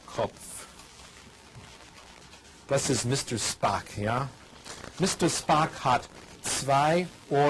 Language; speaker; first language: German; non-native, learner; English